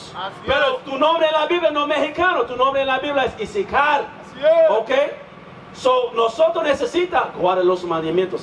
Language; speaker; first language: Spanish; non-native, learner; English